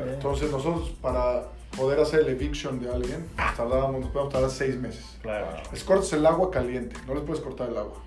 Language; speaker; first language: Spanish; native; Spanish